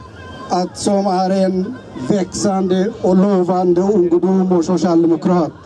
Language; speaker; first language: Swedish; non-native, fluent; Tigrinya